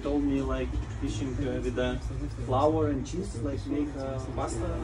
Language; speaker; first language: English; non-native, learner; Lithuanian